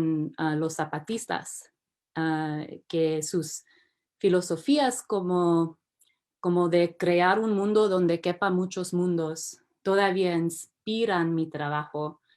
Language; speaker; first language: Spanish; early bilingual, heritage; English